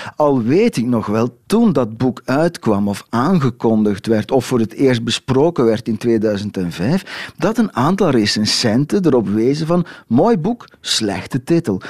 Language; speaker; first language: Dutch; native; Dutch